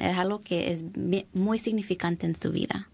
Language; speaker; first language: Spanish; early bilingual, heritage; English